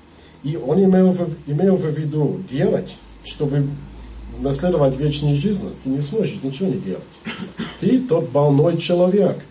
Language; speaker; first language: Russian; non-native, learner; English